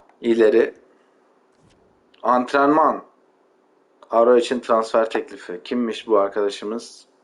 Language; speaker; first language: Turkish; native; Turkish